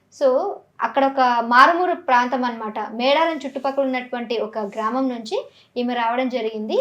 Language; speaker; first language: Telugu; native; Telugu